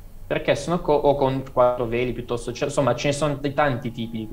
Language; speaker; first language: Italian; native; Italian